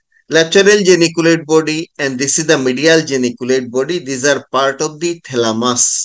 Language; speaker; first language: English; non-native, local second language; Bangla